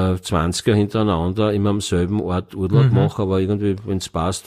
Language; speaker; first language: German; native; German